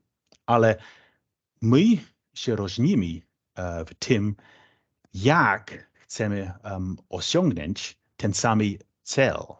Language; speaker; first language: Polish; non-native, fluent; English